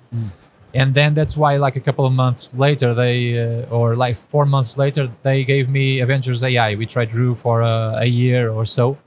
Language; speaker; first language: English; non-native, fluent; Portuguese